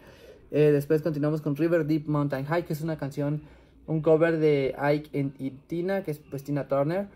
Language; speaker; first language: Spanish; native; Spanish